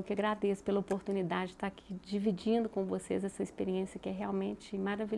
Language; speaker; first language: Portuguese; native; Portuguese